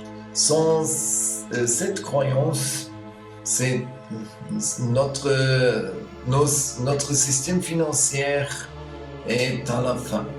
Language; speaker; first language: French; non-native, learner; German